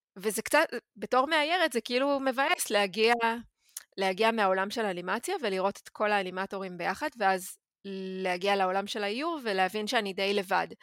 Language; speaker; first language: Hebrew; native; Hebrew